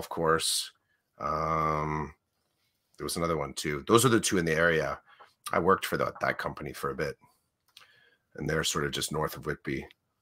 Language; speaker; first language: English; native; English